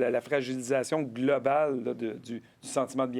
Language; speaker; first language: French; native; French